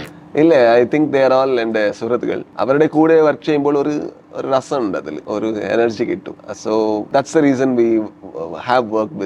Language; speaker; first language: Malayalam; non-native, learner; Kannada